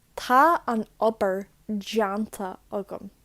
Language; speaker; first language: Irish; non-native, local second language; English